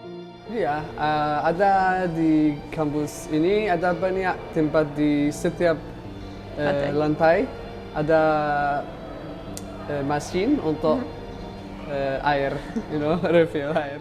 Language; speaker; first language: Indonesian; non-native, learner; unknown